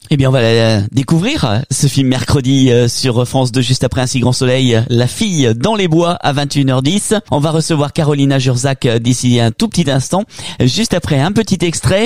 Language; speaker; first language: French; native; French